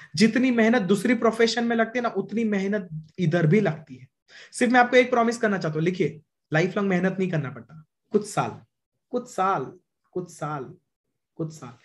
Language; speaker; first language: Hindi; non-native, local second language; Marathi